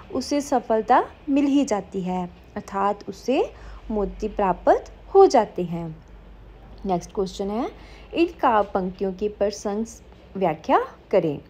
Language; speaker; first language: Hindi; non-native, local second language; Punjabi